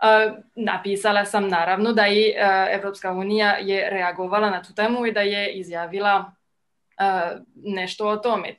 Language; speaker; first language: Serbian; non-native, fluent; French